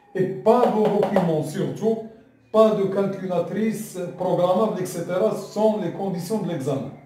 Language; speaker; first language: French; non-native, local second language; Arabic